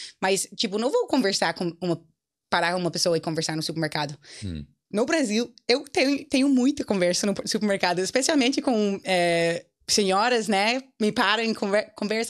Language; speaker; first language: Portuguese; non-native, fluent; English